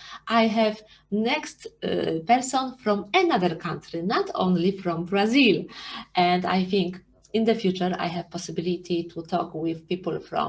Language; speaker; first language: English; non-native, fluent; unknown